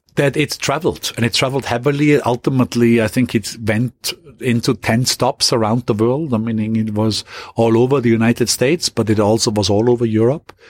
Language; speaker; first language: English; non-native, fluent; German